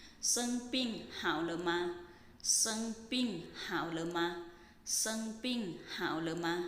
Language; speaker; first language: Chinese; non-native, fluent; Thai